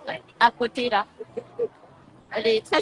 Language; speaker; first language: French; early bilingual, other home language; Vietnamese